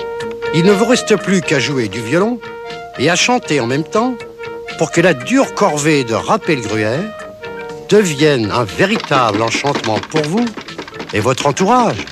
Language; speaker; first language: French; native; French